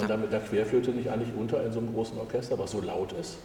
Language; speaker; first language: German; native; German